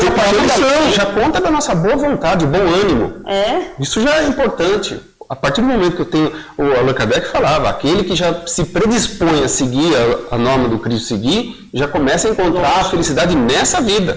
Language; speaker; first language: Portuguese; native; Portuguese